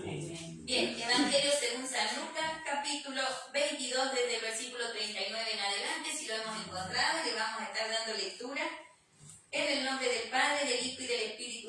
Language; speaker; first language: Spanish; native; Spanish